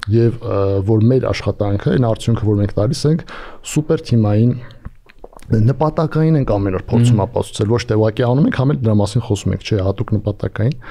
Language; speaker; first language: Armenian; native; Armenian